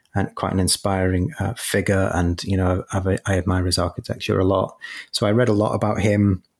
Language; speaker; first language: English; native; English